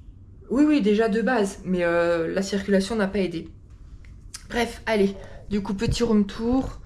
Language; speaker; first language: French; native; French